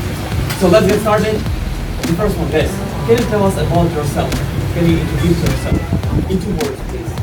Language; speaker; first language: English; non-native, learner; Russian